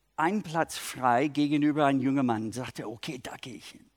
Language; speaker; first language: German; non-native, fluent; English